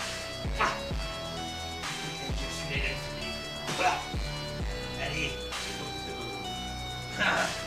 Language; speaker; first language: French; native; French